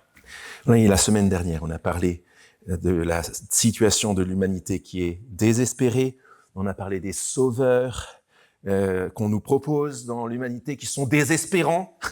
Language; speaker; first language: French; native; French